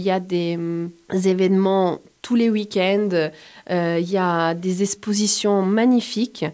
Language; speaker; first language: French; non-native, fluent; Italian